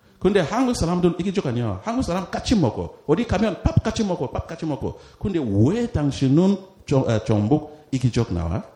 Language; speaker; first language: Korean; non-native, learner; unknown